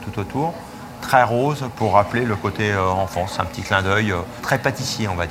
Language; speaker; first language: French; native; French